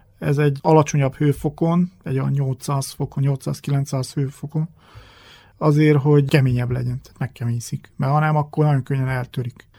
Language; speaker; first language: Hungarian; native; Hungarian